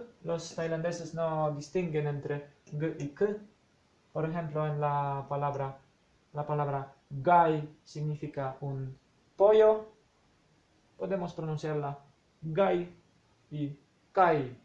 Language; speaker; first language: Spanish; non-native, fluent; Polish